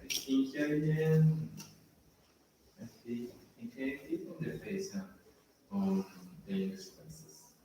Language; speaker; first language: English; non-native, learner; Portuguese